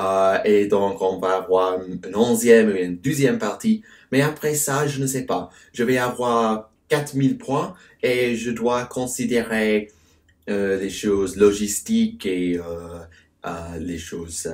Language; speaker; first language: French; non-native, fluent; English